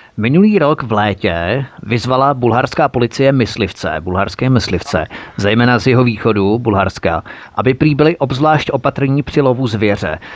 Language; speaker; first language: Czech; native; Czech